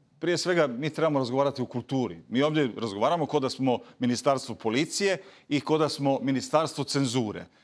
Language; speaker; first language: Croatian; native; Croatian